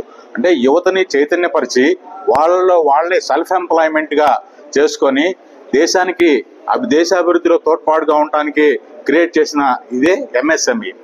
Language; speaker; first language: Telugu; native; Telugu